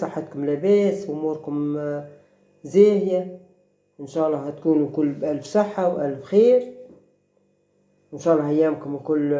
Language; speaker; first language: Arabic; native; Arabic